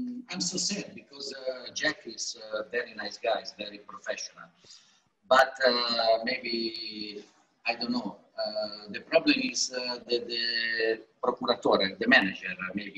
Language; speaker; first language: English; non-native, learner; Italian